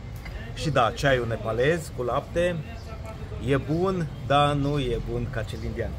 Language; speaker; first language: Romanian; native; Romanian